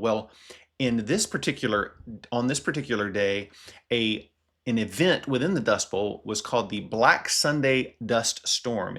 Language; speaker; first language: English; native; English